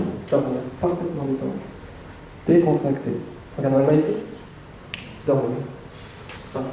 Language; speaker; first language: French; native; French